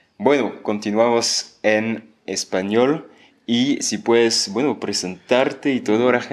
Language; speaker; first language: Spanish; non-native, fluent; French